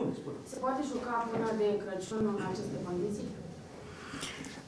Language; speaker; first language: Romanian; native; Romanian